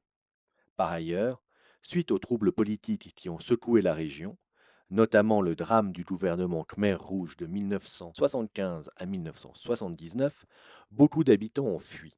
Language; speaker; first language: French; native; French